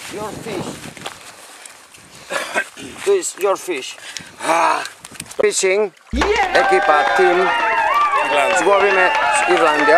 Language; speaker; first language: Polish; non-native, learner; Spanish